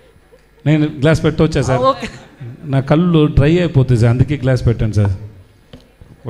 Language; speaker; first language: Telugu; non-native, learner; Tamil